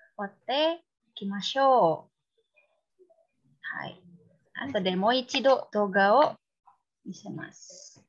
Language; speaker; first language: Japanese; non-native, learner; Indonesian